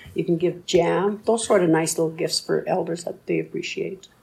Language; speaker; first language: English; non-native, fluent; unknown